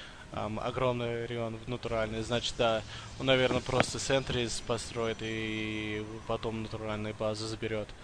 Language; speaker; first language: Russian; early bilingual, heritage; English